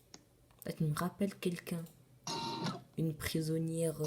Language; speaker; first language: French; native; French